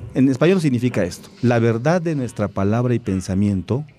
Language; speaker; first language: Spanish; non-native, local second language; Tzeltal